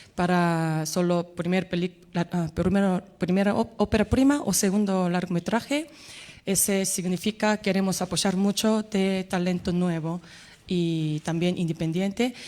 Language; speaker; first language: Spanish; non-native, learner; Korean